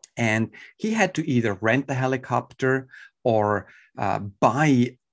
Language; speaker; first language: English; non-native, fluent; Swiss German